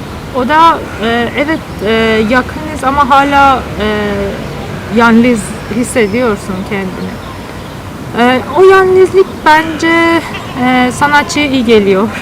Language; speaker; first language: Turkish; non-native, learner; Persian